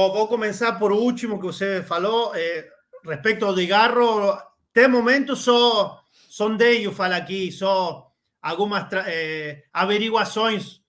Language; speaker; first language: Portuguese; non-native, learner; Spanish